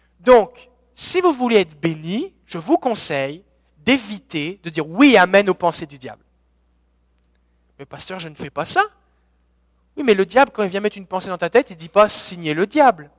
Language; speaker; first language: French; native; French